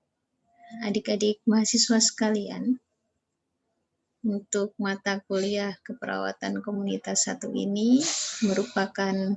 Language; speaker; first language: Indonesian; native; Indonesian